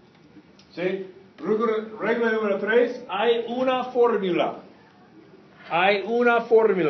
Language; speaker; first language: Spanish; non-native, fluent; English